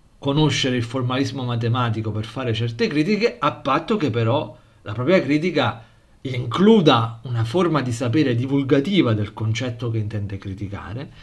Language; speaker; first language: Italian; native; Italian